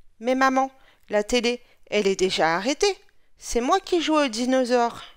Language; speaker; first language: French; native; French